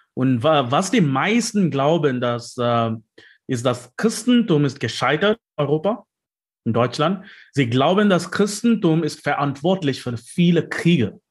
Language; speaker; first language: German; non-native, learner; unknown